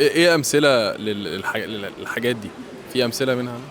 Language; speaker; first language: Arabic; native; Arabic